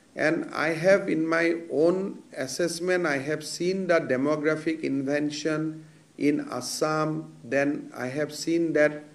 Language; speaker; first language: English; non-native, local second language; Assamese